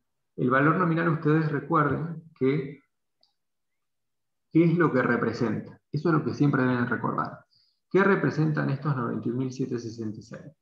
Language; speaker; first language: Spanish; native; Spanish